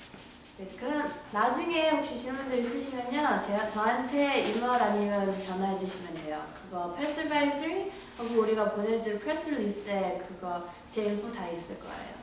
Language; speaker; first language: Korean; early bilingual, heritage; English